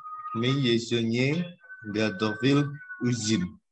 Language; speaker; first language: Russian; non-native, learner; Indonesian